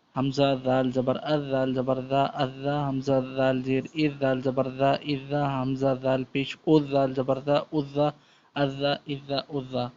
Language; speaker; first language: Urdu; native; Urdu